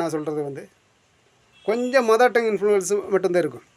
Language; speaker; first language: Tamil; non-native, local second language; Malayalam